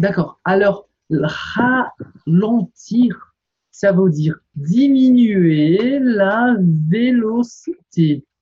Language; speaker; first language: French; non-native, fluent; Portuguese